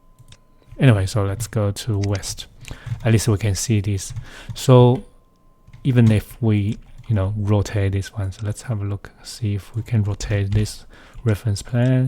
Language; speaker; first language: English; non-native, fluent; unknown